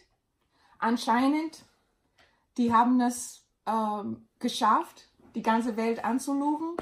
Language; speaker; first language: German; non-native, learner; English